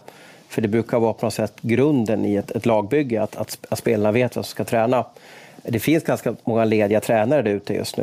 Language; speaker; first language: Swedish; native; Swedish